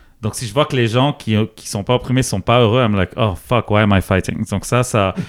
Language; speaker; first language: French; non-native, local second language; Arabic